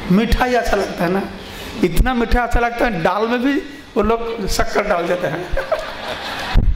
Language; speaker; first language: Hindi; non-native, local second language; Bangla